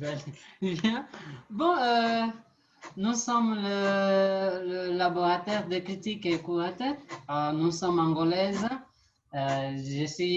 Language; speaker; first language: French; non-native, learner; Portuguese